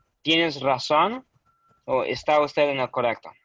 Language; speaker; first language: Spanish; early bilingual, heritage; Spanish